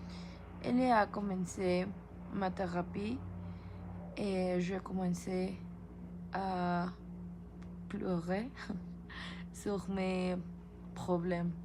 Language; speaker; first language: French; non-native, learner; Spanish